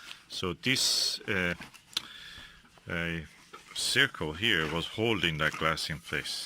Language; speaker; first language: English; non-native, fluent; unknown